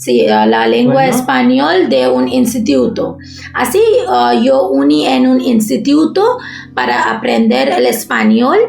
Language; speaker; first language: Spanish; non-native, learner; Bangla